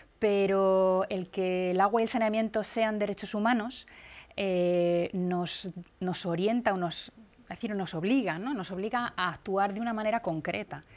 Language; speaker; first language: Spanish; native; Spanish